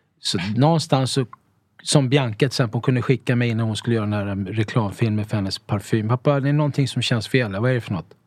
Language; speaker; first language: Swedish; early bilingual, other home language; Italian